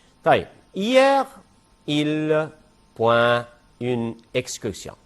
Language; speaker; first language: French; non-native, fluent; Arabic